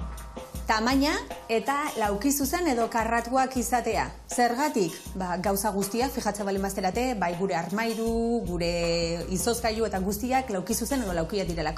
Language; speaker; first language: Basque; native; Basque